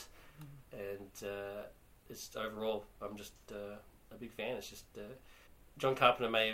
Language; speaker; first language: English; native; English